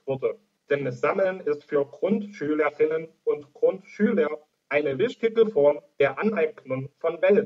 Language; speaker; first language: German; native; German